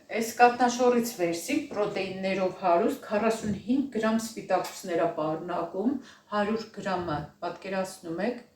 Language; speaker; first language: Armenian; native; Armenian